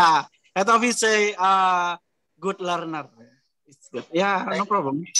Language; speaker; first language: English; non-native, learner; Indonesian